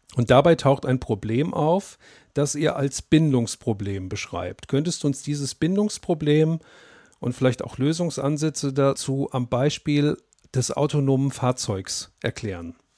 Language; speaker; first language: German; native; German